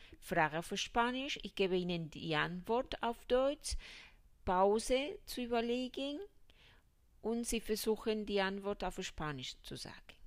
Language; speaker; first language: German; non-native, fluent; Spanish